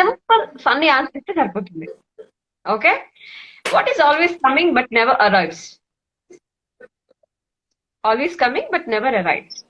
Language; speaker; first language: Telugu; native; Telugu